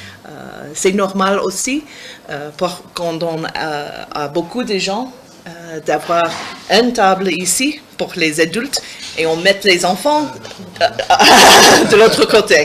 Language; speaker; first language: French; non-native, learner; English